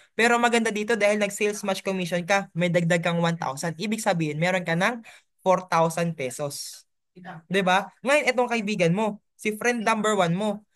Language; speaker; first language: Filipino; native; Filipino